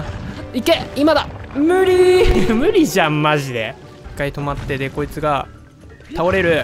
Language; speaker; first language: Japanese; native; Japanese